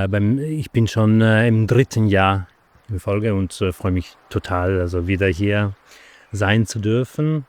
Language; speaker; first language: German; non-native, fluent; Italian